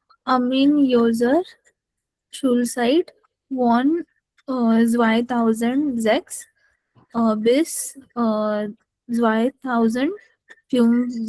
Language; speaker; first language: German; non-native, learner; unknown